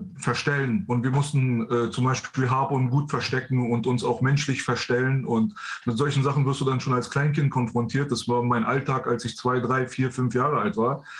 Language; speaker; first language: German; early bilingual, other home language; Persian